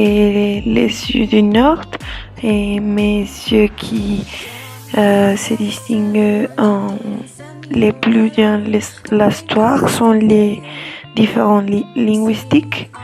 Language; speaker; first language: French; non-native, learner; Spanish